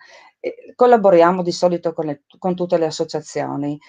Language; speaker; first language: Italian; native; Italian